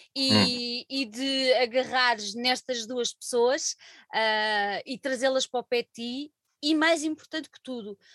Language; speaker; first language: Portuguese; native; Portuguese